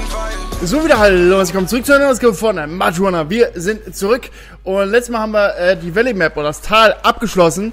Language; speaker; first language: German; native; German